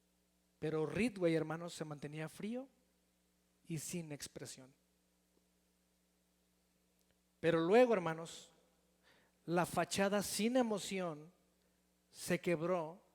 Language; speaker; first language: Spanish; native; Spanish